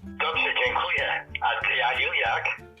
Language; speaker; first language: Polish; early bilingual, heritage; Polish